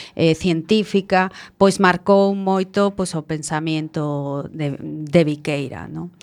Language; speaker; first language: Galician; non-native, local second language; Spanish